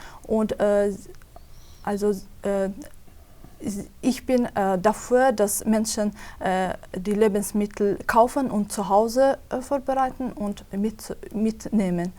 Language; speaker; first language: German; non-native, fluent; Azerbaijani